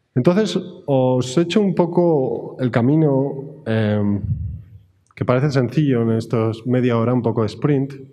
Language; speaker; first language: Spanish; native; Spanish